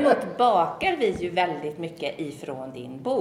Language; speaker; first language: Swedish; native; Swedish